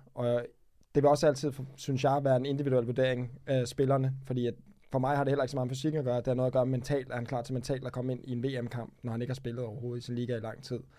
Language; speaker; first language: Danish; native; Danish